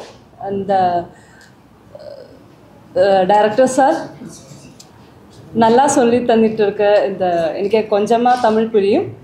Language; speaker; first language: Tamil; non-native, learner; Malayalam